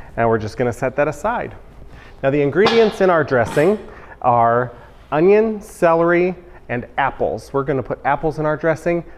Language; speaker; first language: English; native; English